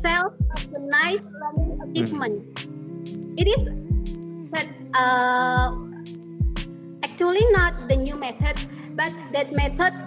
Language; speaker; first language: English; non-native, learner; Indonesian